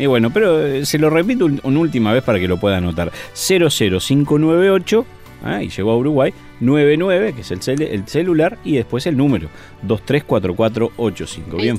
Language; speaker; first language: Spanish; native; Spanish